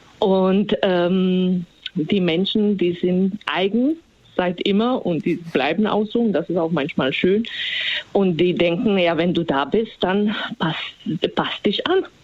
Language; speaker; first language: German; non-native, fluent; Slovak